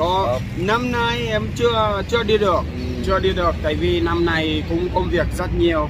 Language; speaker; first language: Vietnamese; non-native, learner; Portuguese